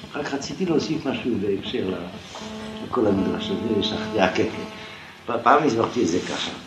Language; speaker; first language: Hebrew; non-native, fluent; French